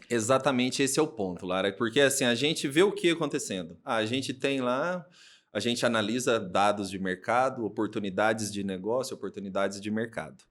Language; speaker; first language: Portuguese; native; Portuguese